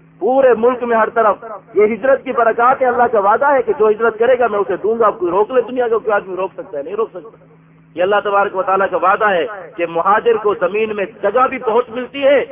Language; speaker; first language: Urdu; non-native, local second language; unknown